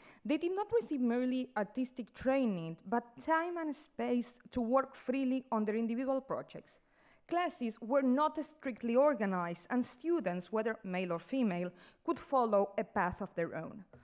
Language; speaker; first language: English; non-native, fluent; Spanish